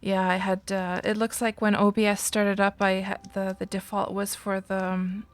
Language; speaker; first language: English; non-native, fluent; Finnish